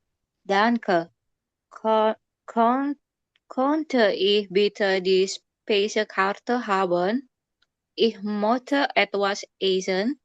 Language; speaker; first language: German; non-native, learner; Indonesian